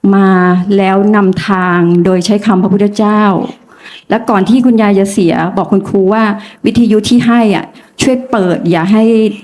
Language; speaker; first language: Thai; native; Thai